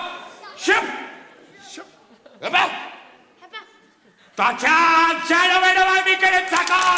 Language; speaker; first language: Basque; non-native, local second language; Spanish